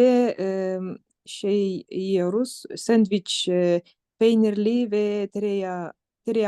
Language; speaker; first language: Turkish; non-native, learner; Kyrgyz